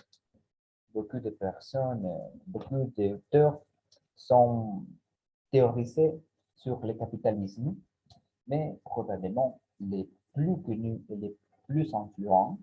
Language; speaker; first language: French; non-native, learner; Spanish